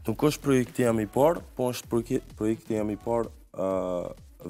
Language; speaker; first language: Albanian; early bilingual, heritage; Albanian